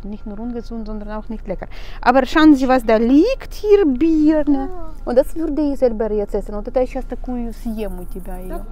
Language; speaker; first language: German; non-native, fluent; Russian